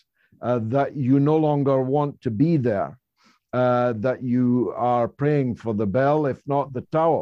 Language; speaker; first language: English; native; English